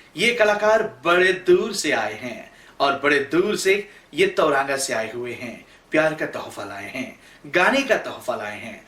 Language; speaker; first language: Hindi; native; Hindi